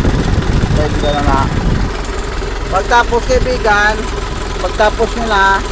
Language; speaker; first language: Filipino; non-native, local second language; Cebuano